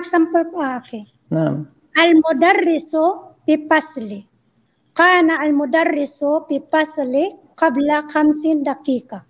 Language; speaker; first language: Arabic; non-native, learner; Filipino